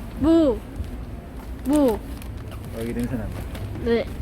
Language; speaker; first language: Korean; non-native, learner; Turkish